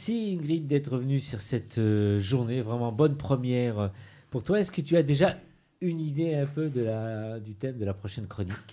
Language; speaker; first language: French; native; French